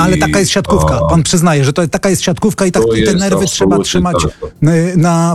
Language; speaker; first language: Polish; native; Polish